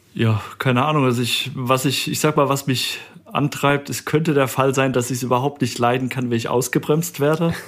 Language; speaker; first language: German; native; German